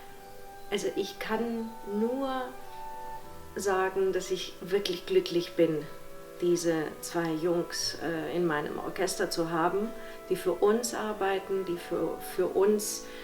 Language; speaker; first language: German; non-native, fluent; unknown